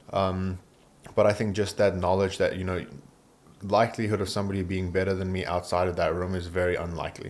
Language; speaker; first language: English; native; English